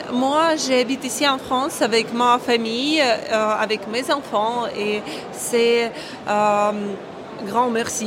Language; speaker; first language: French; non-native, learner; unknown